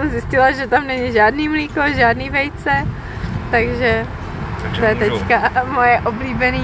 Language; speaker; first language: Czech; native; Czech